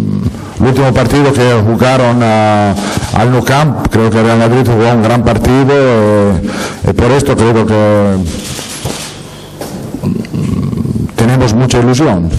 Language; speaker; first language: Spanish; non-native, fluent; Italian